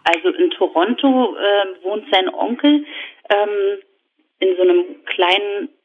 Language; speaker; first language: German; native; German